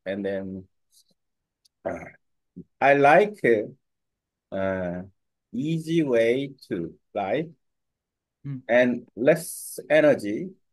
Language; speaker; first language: English; non-native, learner; Korean